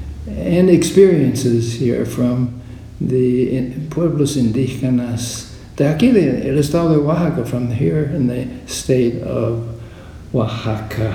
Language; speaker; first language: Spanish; non-native, fluent; English